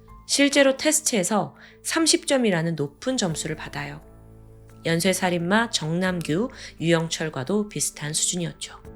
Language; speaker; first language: Korean; native; Korean